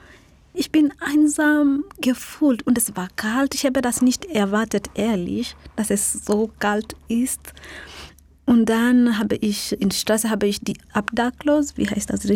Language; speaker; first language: German; non-native, learner; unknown